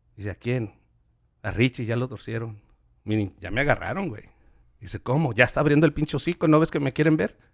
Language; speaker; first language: Spanish; native; Spanish